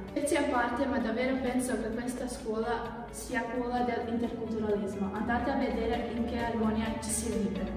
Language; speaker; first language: Italian; non-native, learner; Albanian